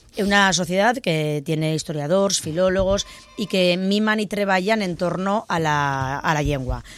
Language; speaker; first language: Spanish; non-native, local second language; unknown